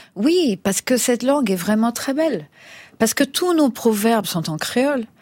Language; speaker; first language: French; native; French